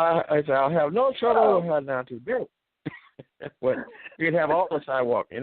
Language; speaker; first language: English; native; English